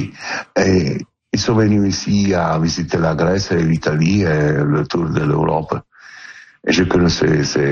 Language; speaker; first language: French; non-native, learner; Italian